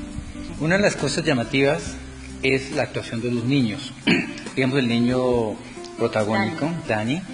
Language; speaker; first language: Spanish; native; Spanish